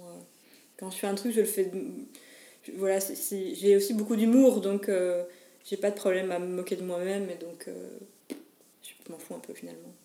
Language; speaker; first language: French; native; French